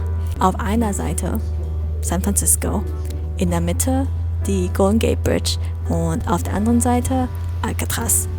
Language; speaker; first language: German; non-native, fluent; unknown